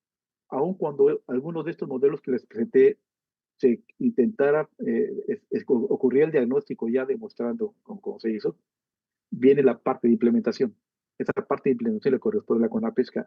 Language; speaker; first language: Spanish; native; Spanish